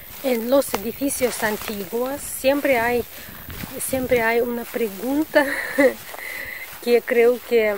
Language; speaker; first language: Spanish; non-native, fluent; Russian